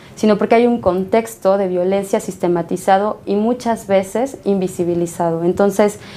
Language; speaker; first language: Spanish; native; Spanish